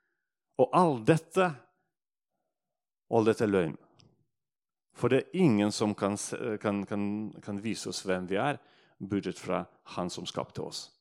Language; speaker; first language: Norwegian; non-native, fluent; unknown